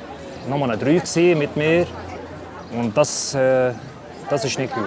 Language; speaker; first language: German; non-native, fluent; Italian